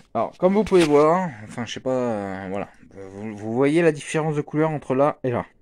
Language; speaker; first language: French; native; French